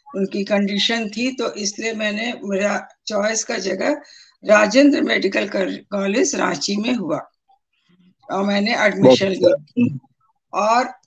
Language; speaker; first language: Hindi; native; Hindi